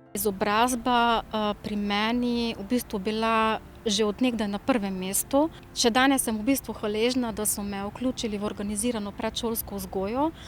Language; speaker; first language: Slovenian; non-native, local second language; Romany